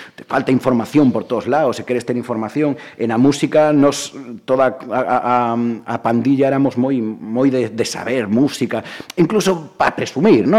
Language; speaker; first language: Spanish; native; Spanish